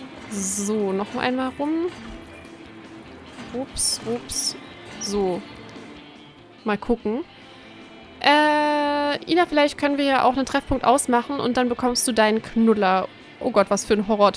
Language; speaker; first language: German; native; German